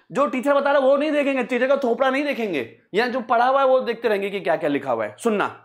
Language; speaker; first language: Hindi; native; Hindi